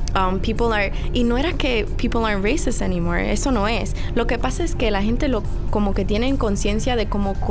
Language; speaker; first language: Spanish; early bilingual, heritage; Spanish